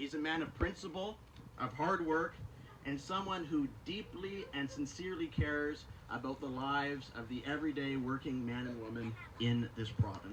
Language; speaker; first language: English; native; English